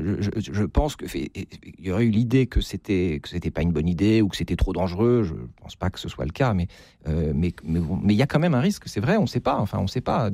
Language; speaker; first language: French; native; French